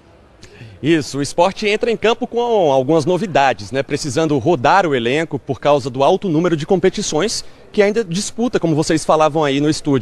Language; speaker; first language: Portuguese; native; Portuguese